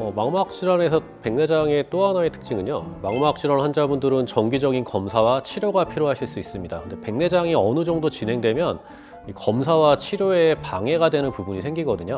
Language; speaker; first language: Korean; native; Korean